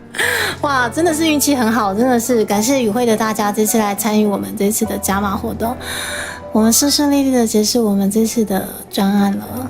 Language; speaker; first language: Chinese; native; Chinese